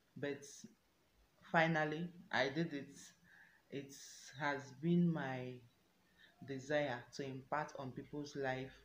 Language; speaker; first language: English; non-native, local second language; Igbo